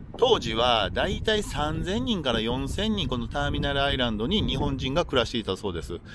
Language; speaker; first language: Japanese; native; Japanese